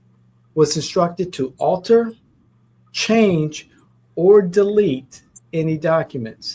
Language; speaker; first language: English; native; English